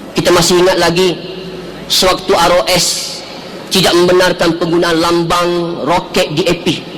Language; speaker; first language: Malay; native; Malay